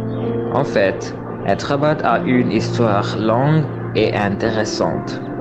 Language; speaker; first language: French; non-native, learner; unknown